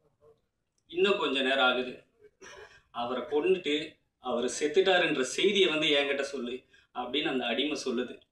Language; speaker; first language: Tamil; native; Tamil